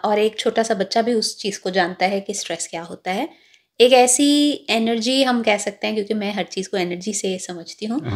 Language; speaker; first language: Hindi; native; Hindi